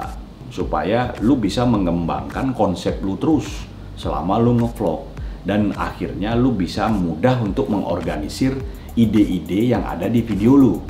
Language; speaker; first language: Indonesian; native; Indonesian